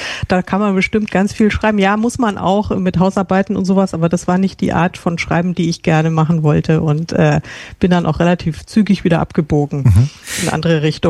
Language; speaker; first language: German; native; German